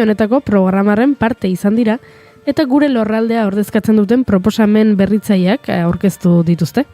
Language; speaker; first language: Basque; native; Basque